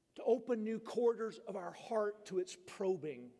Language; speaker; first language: English; native; English